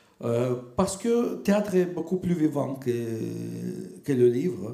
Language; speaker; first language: French; non-native, fluent; Russian